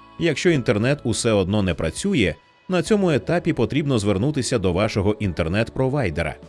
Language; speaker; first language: Ukrainian; native; Ukrainian